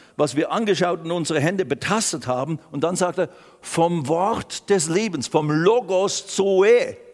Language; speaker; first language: German; native; German